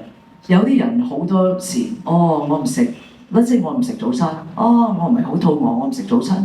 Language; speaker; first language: Cantonese; early bilingual, heritage; English